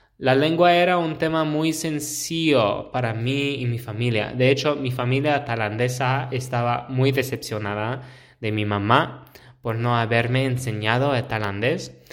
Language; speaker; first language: Spanish; non-native, fluent; English